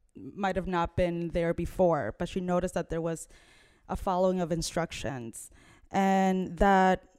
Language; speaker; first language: English; early bilingual, other home language; Spanish